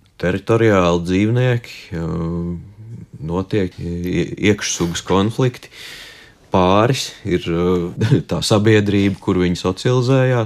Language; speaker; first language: Latvian; native; Latvian